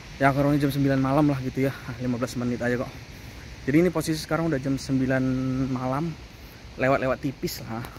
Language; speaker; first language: Indonesian; native; Indonesian